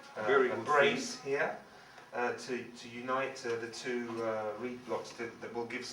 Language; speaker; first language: English; native; English